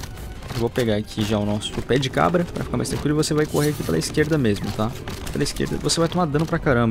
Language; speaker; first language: Portuguese; native; Portuguese